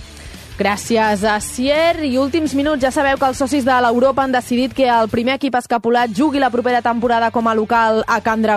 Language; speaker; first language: Catalan; native; Catalan